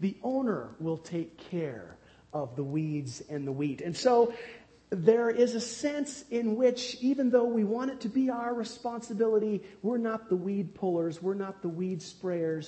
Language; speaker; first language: English; native; English